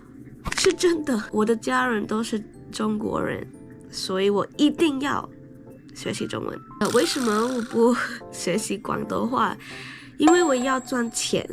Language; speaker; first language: Chinese; non-native, learner; English